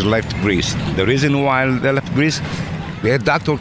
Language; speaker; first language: English; non-native, learner; Greek